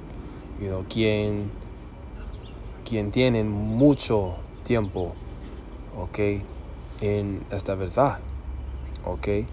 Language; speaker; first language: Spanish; non-native, learner; English